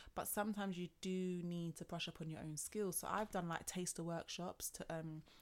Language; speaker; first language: English; native; English